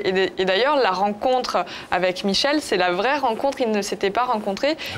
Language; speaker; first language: French; native; French